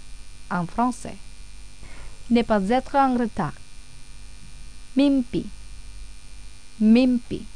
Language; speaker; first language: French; non-native, fluent; Indonesian